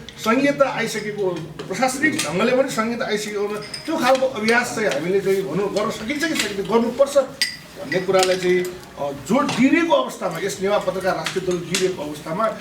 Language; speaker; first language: Nepali; non-native, local second language; Newari